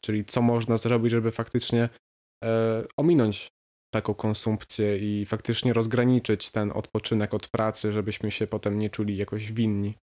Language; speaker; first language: Polish; native; Polish